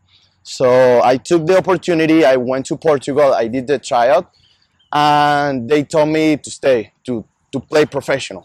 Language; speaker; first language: English; non-native, fluent; Spanish